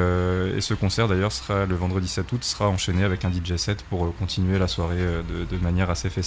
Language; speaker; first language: French; native; French